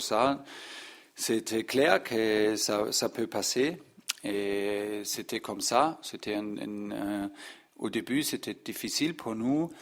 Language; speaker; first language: French; non-native, learner; German